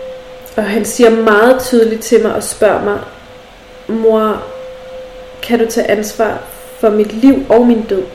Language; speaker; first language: Danish; native; Danish